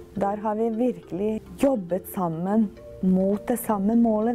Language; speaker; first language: Norwegian; non-native, fluent; Bosnian